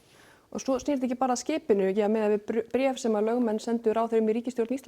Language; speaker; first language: Icelandic; native; Icelandic